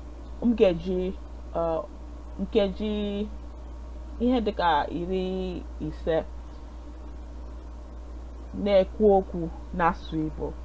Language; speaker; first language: Igbo; non-native, learner; English